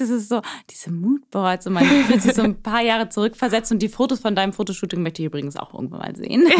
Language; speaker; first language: German; native; German